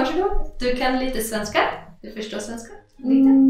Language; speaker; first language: Swedish; non-native, fluent; Russian